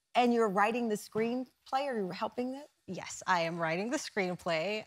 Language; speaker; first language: English; native; English